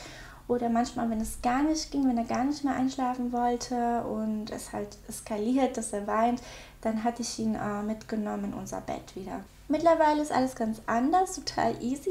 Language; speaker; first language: German; native; German